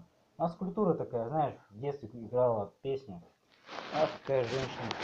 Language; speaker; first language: Russian; native; Russian